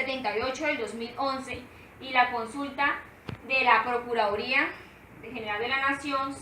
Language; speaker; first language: Spanish; native; Spanish